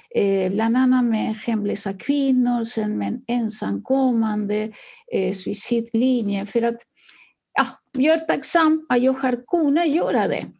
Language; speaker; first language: Swedish; non-native, fluent; Spanish